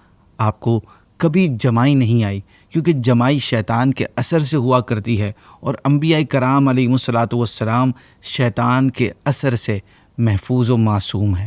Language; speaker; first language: Urdu; native; Urdu